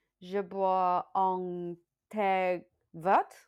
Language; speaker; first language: French; non-native, learner; Chinese